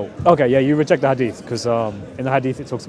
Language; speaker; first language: English; native; English